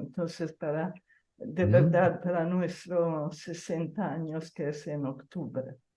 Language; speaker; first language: Spanish; non-native, fluent; Italian